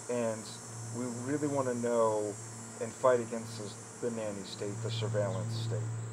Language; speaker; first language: English; native; English